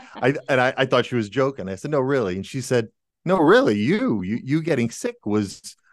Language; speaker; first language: English; native; English